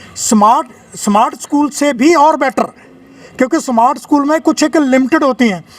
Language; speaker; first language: Hindi; non-native, local second language; Punjabi